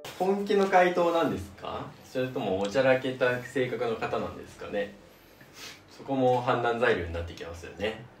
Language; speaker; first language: Japanese; native; Japanese